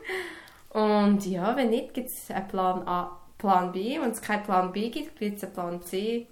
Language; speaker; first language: German; early bilingual, other home language; Serbian